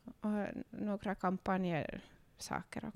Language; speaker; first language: Swedish; non-native, local second language; Finnish